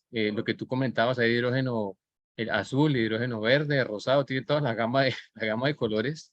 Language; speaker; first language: Spanish; native; Spanish